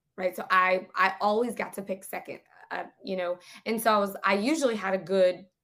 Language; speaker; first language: English; native; English